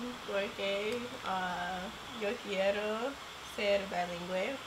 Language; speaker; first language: Spanish; non-native, learner; English